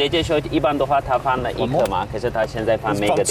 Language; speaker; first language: Chinese; non-native, fluent; Turkish